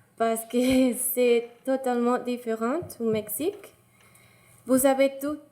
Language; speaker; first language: French; non-native, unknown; Spanish